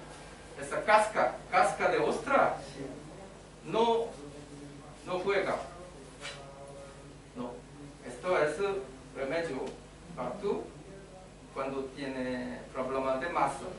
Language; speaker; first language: Spanish; non-native, learner; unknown